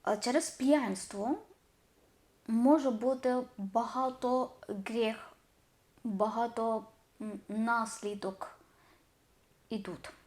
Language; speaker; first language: Ukrainian; non-native, learner; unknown